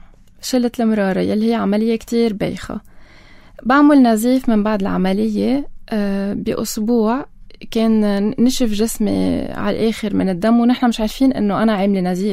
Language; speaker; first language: Arabic; native; Arabic